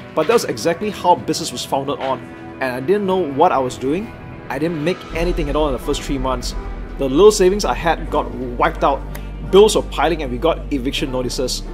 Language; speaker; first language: English; non-native, local second language; Chinese